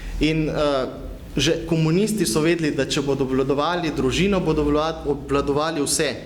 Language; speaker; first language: Slovenian; native; Slovenian